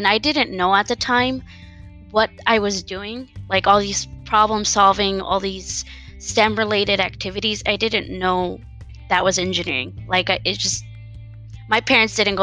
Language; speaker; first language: English; native; English